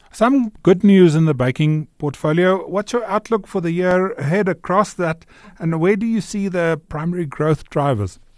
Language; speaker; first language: English; non-native, local second language; Afrikaans